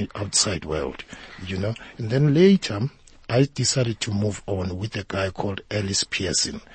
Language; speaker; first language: English; non-native, local second language; Zulu